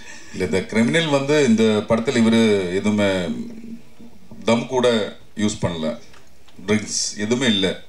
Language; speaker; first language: Tamil; non-native, learner; Malayalam